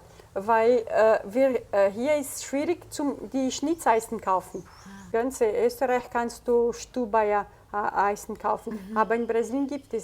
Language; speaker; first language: German; early bilingual, heritage; German